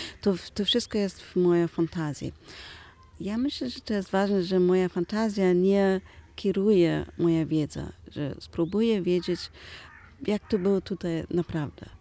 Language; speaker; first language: Polish; non-native, learner; German